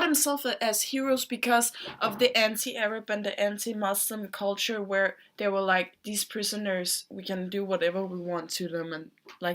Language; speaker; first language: English; non-native, fluent; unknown